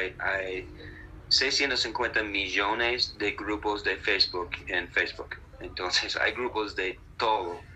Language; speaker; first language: Spanish; non-native, fluent; English